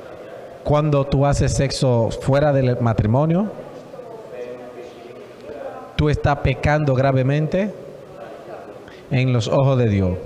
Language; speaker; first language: Spanish; non-native, fluent; Haitian Creole